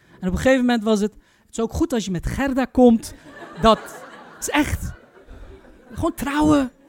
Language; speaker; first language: Dutch; early bilingual, other home language; Turkish